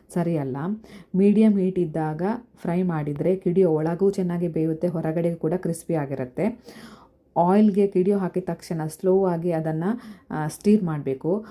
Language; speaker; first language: Kannada; non-native, local second language; Konkani